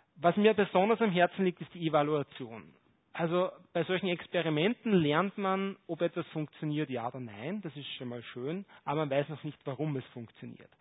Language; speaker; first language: German; native; German